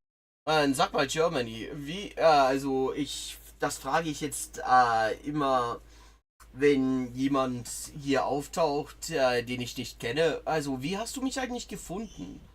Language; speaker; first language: German; non-native, fluent; English